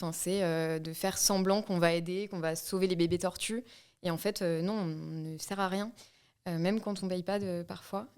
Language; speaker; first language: French; native; French